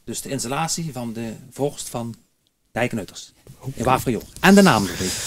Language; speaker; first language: Dutch; native; Dutch